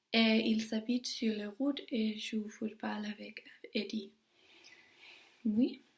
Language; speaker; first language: French; non-native, learner; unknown